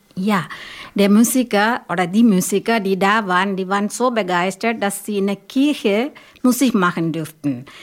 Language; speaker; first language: German; non-native, fluent; Malayalam